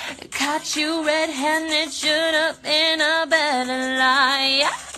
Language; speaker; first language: English; early bilingual, other home language; Korean